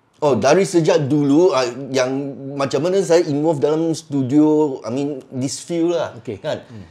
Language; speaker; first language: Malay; non-native, local second language; Cantonese